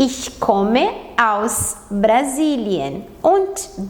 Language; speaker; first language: German; non-native, fluent; Portuguese